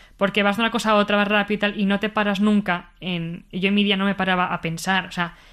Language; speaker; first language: Spanish; native; Spanish